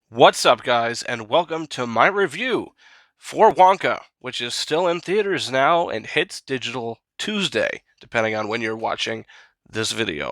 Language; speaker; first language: English; native; English